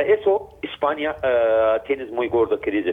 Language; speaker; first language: Spanish; non-native, learner; Azerbaijani